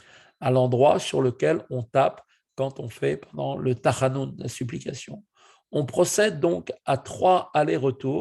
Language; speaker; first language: French; native; French